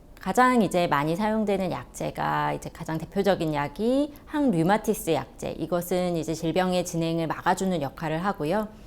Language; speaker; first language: Korean; native; Korean